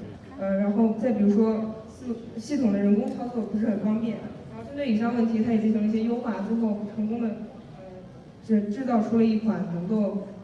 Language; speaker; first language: Chinese; native; Chinese